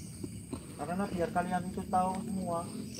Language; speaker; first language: Indonesian; non-native, local second language; Javanese